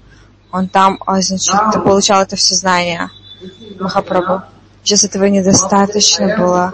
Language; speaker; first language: Russian; non-native, fluent; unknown